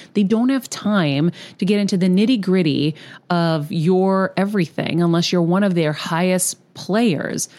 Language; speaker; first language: English; early bilingual, other home language; Greek